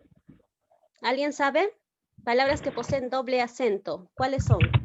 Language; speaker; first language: Spanish; native; Spanish